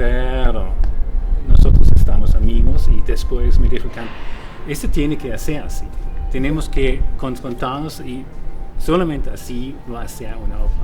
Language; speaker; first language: Spanish; non-native, fluent; German